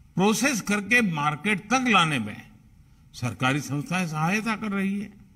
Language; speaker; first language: Hindi; non-native, local second language; Gujarati